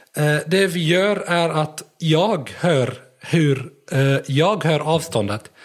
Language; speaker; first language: Swedish; non-native, fluent; Arabic